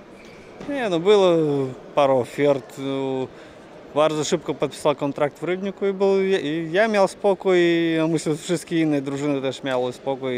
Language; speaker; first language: Polish; non-native, learner; Russian